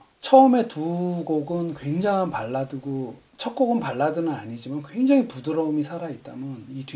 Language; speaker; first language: Korean; native; Korean